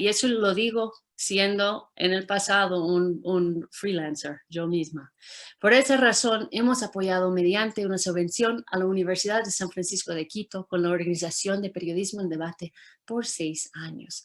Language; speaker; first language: Spanish; non-native, fluent; English